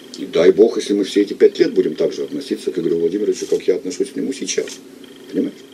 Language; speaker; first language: Russian; native; Russian